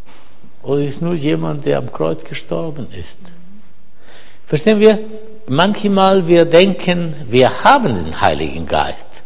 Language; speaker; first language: German; non-native, fluent; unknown